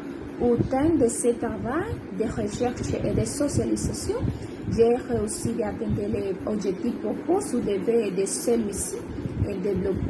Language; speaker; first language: French; non-native, learner; Spanish